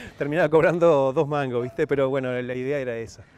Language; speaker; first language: Spanish; native; Spanish